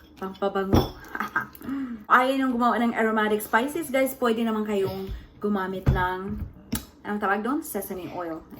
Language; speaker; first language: Filipino; non-native, local second language; Cebuano